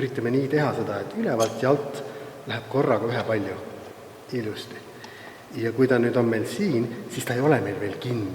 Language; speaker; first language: Estonian; native; Estonian